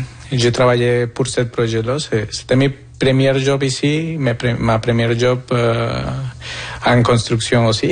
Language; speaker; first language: French; non-native, fluent; Spanish